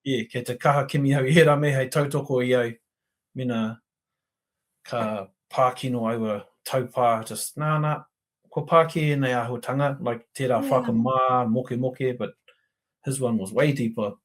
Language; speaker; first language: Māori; non-native, local second language; English